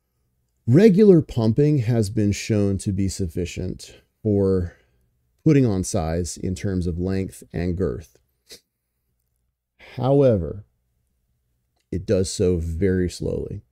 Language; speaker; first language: English; native; English